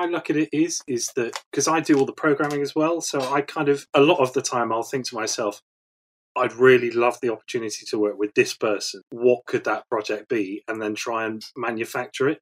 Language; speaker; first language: English; native; English